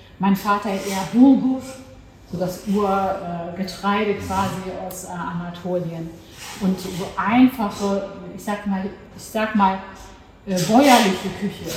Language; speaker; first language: German; early bilingual, other home language; Turkish